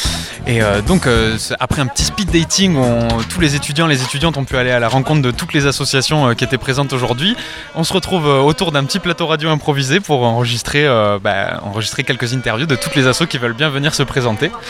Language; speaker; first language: French; native; French